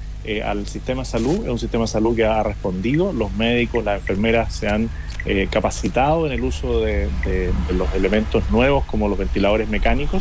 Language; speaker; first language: Spanish; native; Spanish